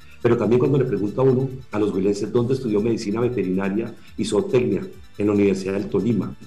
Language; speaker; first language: Spanish; native; Spanish